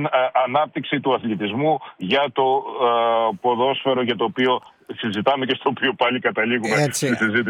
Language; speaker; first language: Greek; native; Greek